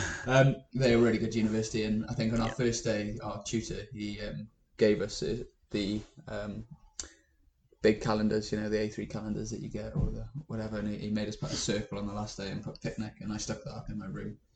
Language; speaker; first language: English; native; English